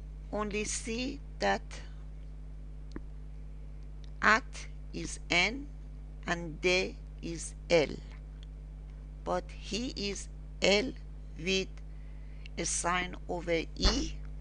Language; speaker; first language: English; non-native, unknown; Persian